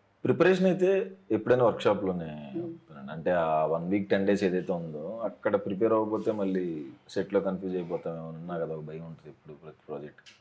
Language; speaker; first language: Telugu; native; Telugu